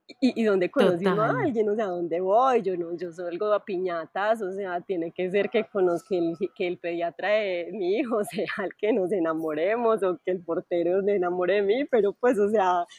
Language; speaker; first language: Spanish; native; Spanish